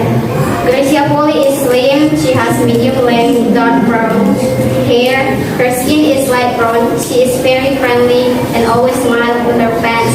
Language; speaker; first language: English; non-native, learner; Indonesian